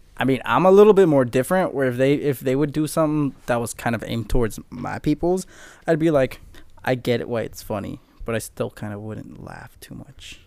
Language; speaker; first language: English; early bilingual, other home language; Spanish